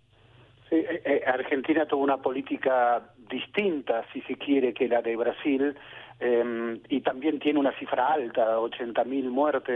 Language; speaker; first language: Spanish; native; Spanish